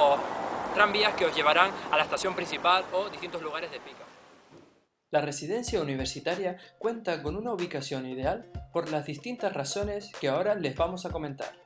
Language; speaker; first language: Spanish; native; Spanish